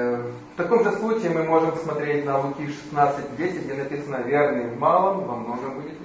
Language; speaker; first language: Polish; non-native, learner; Russian